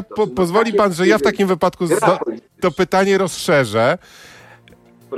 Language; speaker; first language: Polish; native; Polish